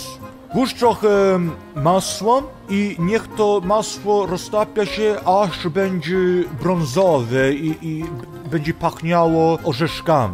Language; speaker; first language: Polish; early bilingual, heritage; Polish